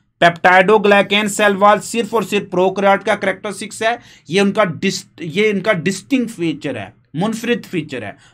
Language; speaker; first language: Urdu; non-native, local second language; Punjabi